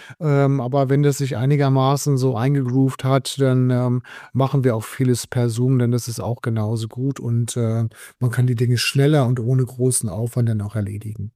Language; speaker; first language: German; native; German